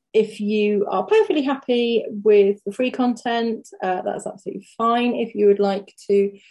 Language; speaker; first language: English; native; English